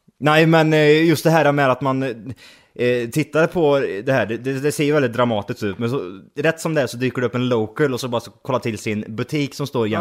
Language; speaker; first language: Swedish; native; Swedish